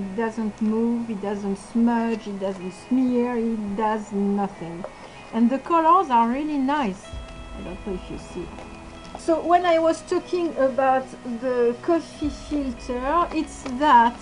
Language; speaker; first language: English; non-native, fluent; French